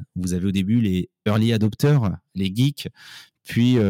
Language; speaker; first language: French; native; French